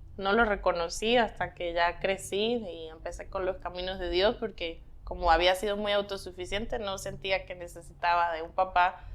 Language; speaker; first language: Spanish; native; Spanish